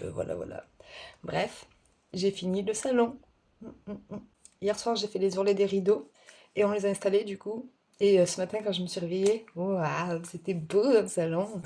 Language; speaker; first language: French; native; French